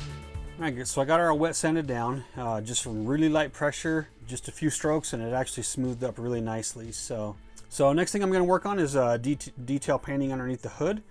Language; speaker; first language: English; native; English